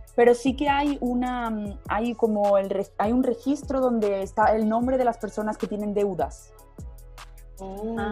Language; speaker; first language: Spanish; native; Spanish